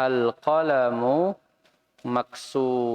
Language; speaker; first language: Arabic; non-native, fluent; Indonesian